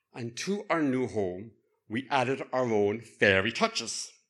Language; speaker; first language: English; native; English